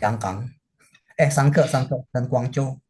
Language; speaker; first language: Chinese; non-native, learner; Indonesian